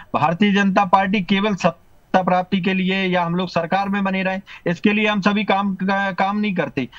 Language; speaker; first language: Hindi; native; Hindi